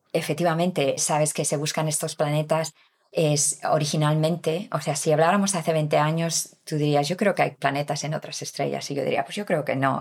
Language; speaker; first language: Spanish; native; Spanish